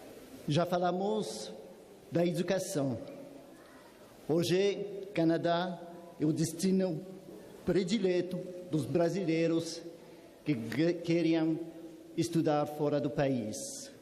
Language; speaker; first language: Portuguese; non-native, fluent; French